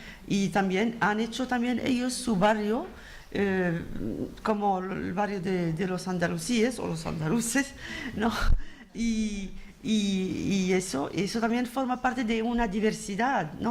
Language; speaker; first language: Spanish; non-native, fluent; Arabic